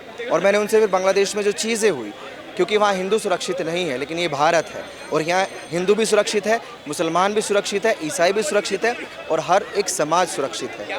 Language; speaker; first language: Hindi; native; Hindi